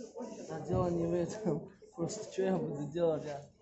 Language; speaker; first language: Russian; non-native, fluent; Tajik